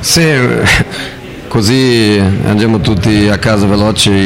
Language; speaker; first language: Italian; non-native, fluent; Portuguese